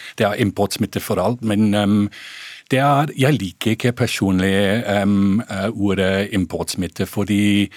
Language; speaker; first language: Norwegian; non-native, fluent; English